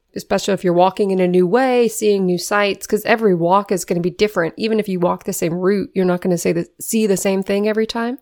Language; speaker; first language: English; native; English